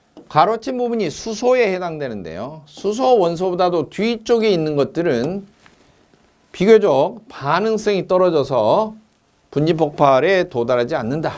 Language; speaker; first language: Korean; native; Korean